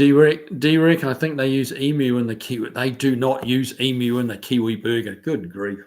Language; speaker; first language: English; native; English